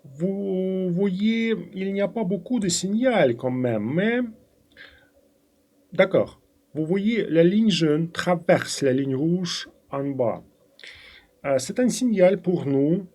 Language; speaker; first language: French; non-native, fluent; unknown